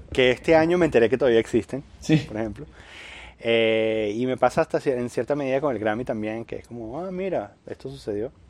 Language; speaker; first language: Spanish; native; Spanish